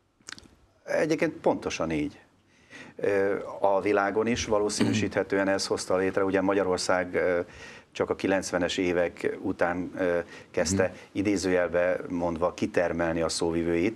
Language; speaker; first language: Hungarian; native; Hungarian